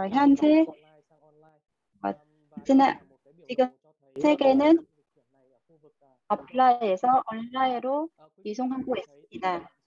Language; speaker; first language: Korean; non-native, fluent; Vietnamese